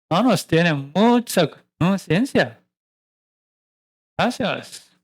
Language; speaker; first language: Spanish; non-native, learner; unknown